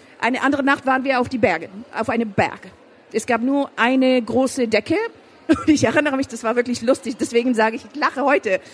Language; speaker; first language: German; non-native, fluent; Persian